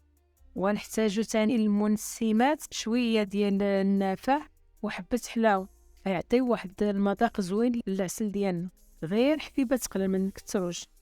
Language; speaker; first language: Arabic; native; Arabic